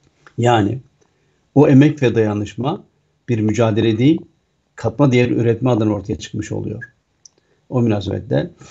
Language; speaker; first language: Turkish; native; Turkish